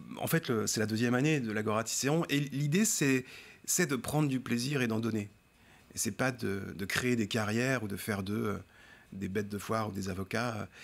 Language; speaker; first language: French; native; French